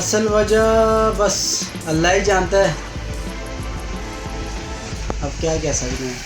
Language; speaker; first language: Hindi; non-native, local second language; Pashto